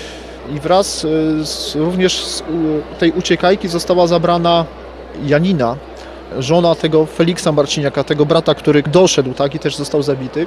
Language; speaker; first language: Polish; native; Polish